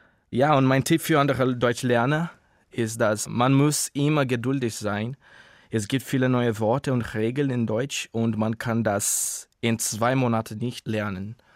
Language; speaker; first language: German; non-native, fluent; Portuguese